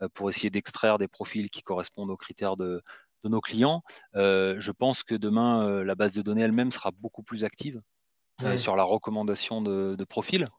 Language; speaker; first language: French; native; French